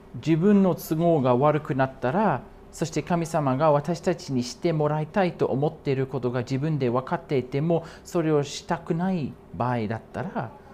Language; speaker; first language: Japanese; non-native, fluent; English